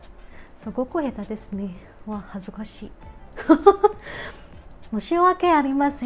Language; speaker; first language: Japanese; non-native, learner; Filipino